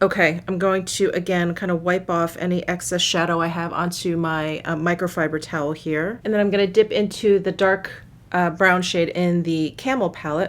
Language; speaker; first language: English; native; English